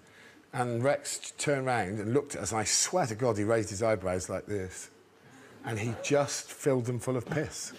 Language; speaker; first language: English; native; English